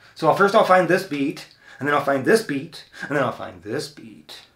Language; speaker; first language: English; native; English